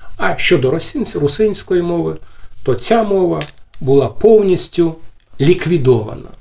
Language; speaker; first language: Ukrainian; native; Ukrainian